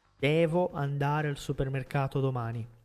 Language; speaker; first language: Italian; non-native, fluent; Portuguese